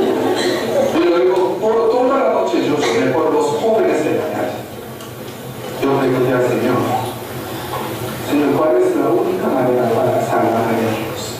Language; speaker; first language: Spanish; non-native, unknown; Korean